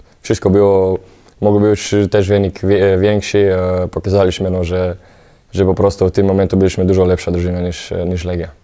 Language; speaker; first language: Polish; non-native, fluent; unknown